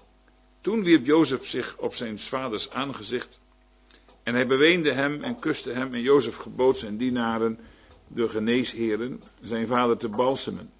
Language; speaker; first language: Dutch; native; Dutch